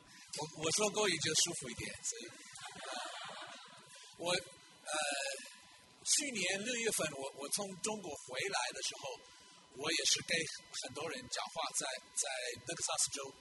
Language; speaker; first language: Chinese; non-native, fluent; English